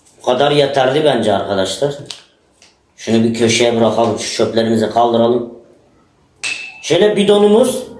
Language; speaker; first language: Turkish; native; Turkish